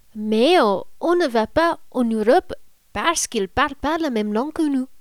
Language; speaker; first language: French; non-native, fluent; English